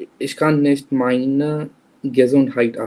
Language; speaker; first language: German; non-native, learner; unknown